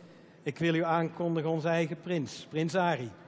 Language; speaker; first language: Dutch; native; Dutch